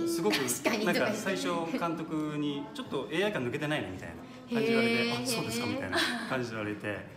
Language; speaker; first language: Japanese; native; Japanese